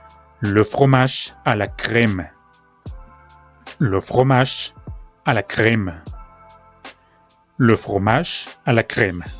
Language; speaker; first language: French; non-native, fluent; Spanish